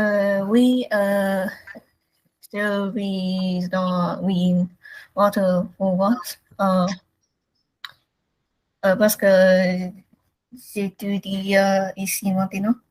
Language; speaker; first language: French; non-native, learner; Vietnamese